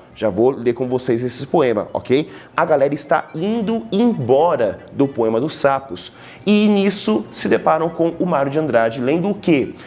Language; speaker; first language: Portuguese; native; Portuguese